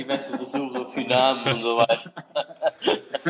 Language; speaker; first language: German; non-native, learner; Portuguese